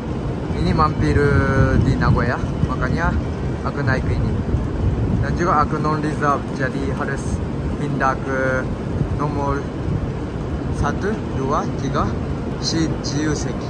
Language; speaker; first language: Indonesian; non-native, fluent; Japanese